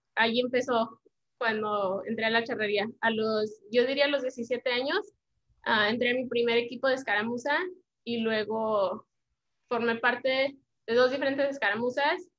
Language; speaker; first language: Spanish; early bilingual, heritage; Spanish